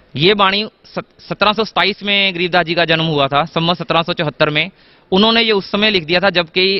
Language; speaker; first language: Hindi; native; Hindi